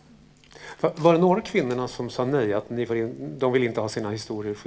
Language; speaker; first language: Swedish; native; Swedish